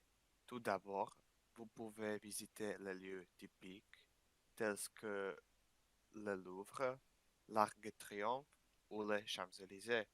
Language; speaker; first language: French; non-native, learner; Slovak